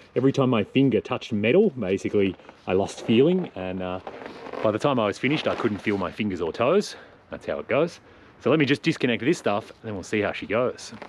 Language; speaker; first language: English; native; English